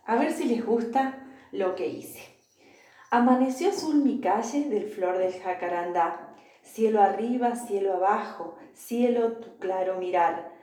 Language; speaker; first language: Spanish; native; Spanish